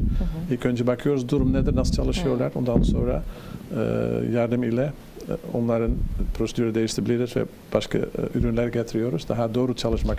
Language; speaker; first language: Turkish; non-native, learner; Dutch